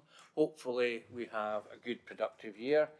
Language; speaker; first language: English; native; English